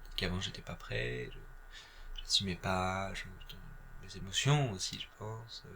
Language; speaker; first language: French; native; French